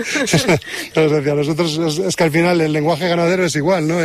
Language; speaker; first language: Spanish; native; Spanish